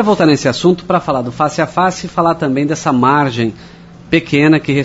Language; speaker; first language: Portuguese; native; Portuguese